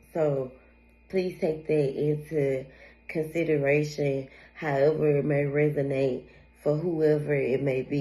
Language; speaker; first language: English; native; English